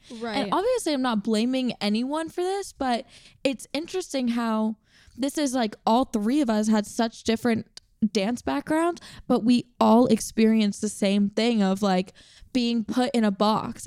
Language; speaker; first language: English; native; English